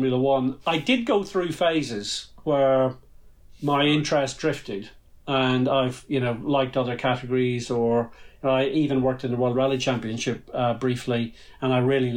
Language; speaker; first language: English; native; English